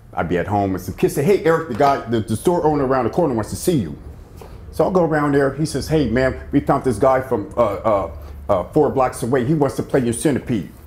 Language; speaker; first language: English; native; English